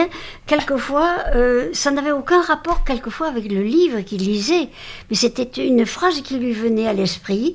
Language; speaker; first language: French; native; French